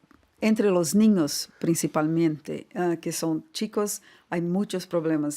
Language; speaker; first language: Spanish; non-native, fluent; Portuguese